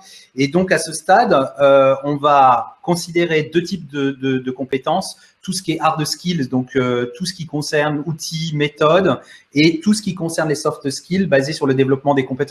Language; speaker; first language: French; native; French